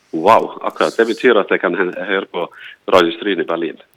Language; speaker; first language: Norwegian; native; Norwegian